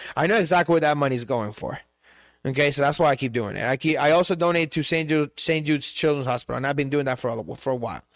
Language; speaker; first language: English; non-native, fluent; Spanish